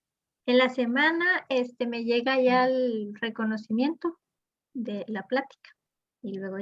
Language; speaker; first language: Spanish; native; Spanish